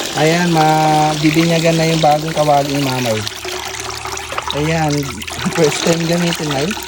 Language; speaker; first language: Filipino; non-native, local second language; Cebuano